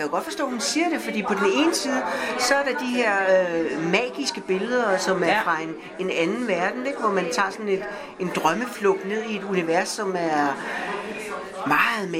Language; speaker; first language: Danish; native; Danish